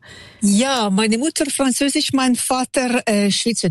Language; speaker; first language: German; non-native, local second language; French